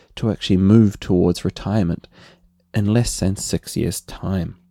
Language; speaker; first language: English; native; English